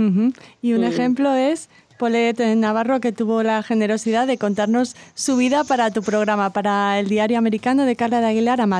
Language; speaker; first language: Spanish; native; Spanish